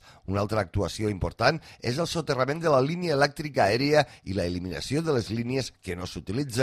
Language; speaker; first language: Catalan; native; Catalan